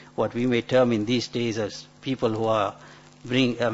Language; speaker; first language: English; native; English